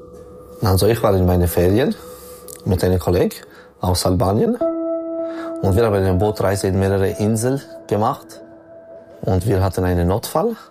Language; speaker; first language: German; non-native, local second language; French